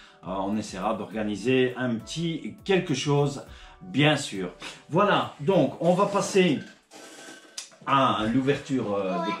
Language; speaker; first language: French; native; French